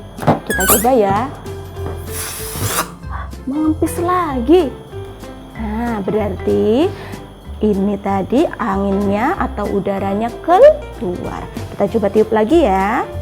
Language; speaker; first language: Indonesian; native; Indonesian